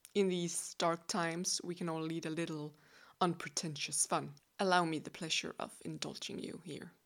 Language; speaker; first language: English; non-native, fluent; Danish